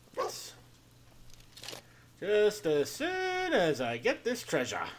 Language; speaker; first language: English; native; English